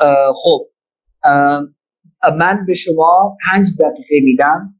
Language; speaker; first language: Persian; non-native, fluent; Urdu